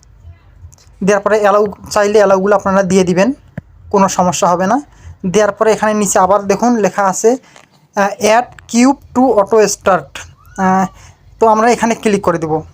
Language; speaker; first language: Bangla; native; Bangla